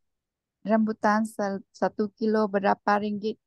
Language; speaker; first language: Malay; non-native, learner; Vietnamese